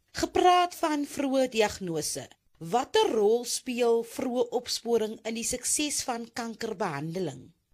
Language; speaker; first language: Afrikaans; native; Afrikaans